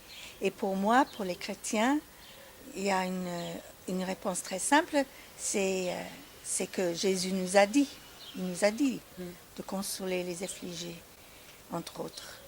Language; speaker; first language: French; non-native, fluent; English